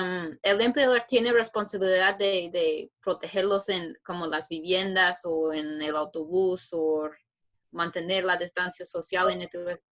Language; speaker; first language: Spanish; non-native, fluent; English